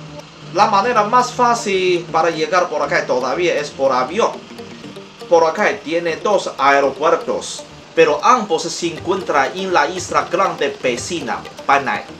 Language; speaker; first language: Spanish; non-native, learner; Chinese